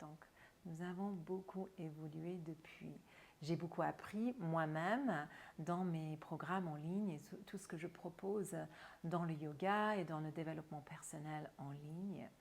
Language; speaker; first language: French; non-native, fluent; English